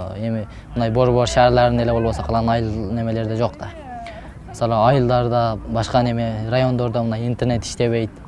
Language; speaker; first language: Kyrgyz; early bilingual, heritage; Kyrgyz